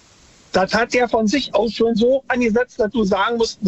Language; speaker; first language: German; native; German